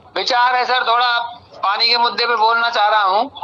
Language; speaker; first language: Hindi; native; Hindi